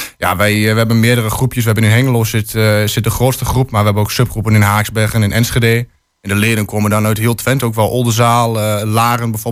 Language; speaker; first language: Dutch; native; Dutch